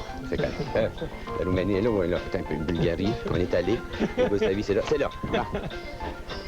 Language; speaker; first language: French; native; French